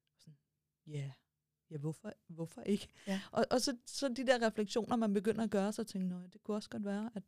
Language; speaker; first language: Danish; native; Danish